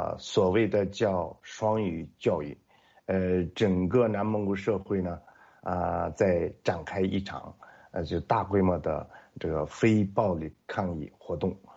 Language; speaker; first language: Chinese; non-native, local second language; Mongolian